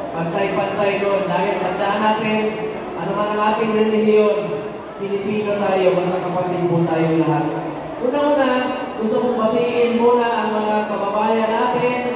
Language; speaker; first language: Filipino; non-native, local second language; Cebuano